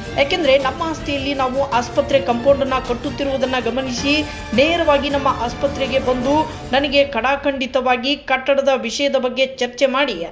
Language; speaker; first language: Kannada; native; Kannada